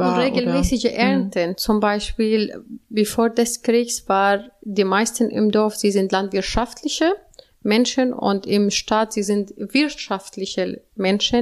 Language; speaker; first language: German; non-native, learner; Arabic